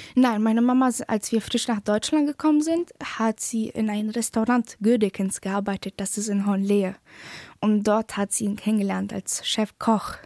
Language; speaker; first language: German; early bilingual, other home language; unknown